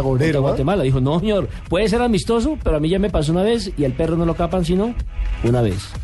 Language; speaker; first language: Spanish; native; Spanish